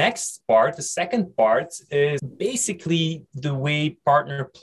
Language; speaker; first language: English; non-native, fluent; Dutch